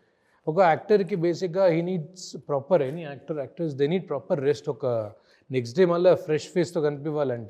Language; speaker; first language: Telugu; native; Telugu